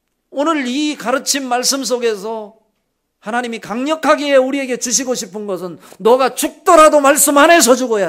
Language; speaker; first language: Korean; native; Korean